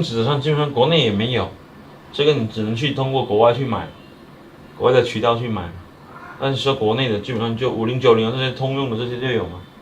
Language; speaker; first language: Chinese; native; Chinese